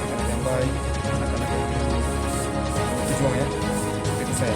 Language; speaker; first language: Indonesian; non-native, fluent; Portuguese